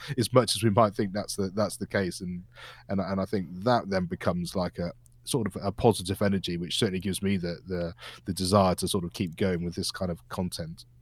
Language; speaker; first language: English; native; English